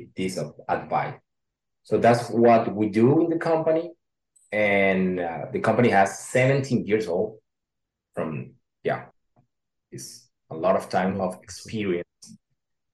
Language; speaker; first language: English; non-native, learner; Spanish